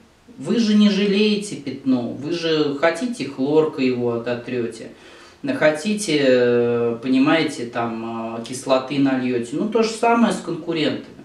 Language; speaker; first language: Russian; native; Russian